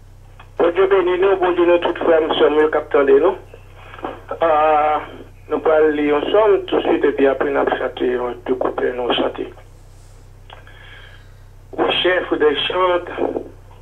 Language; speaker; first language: French; non-native, local second language; Haitian Creole